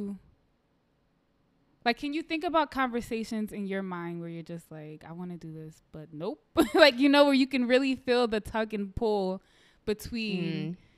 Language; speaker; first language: English; native; English